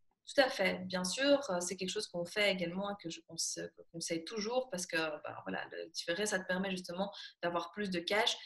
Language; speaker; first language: French; native; French